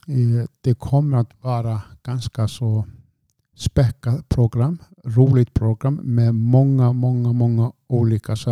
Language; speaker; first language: Swedish; non-native, fluent; Icelandic